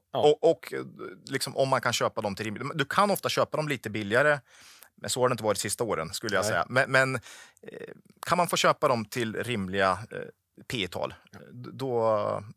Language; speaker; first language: Swedish; native; Swedish